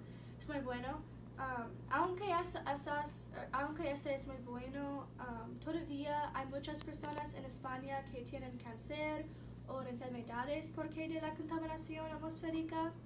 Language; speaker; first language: Spanish; non-native, learner; English